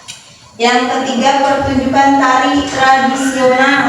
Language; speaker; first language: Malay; non-native, local second language; Sundanese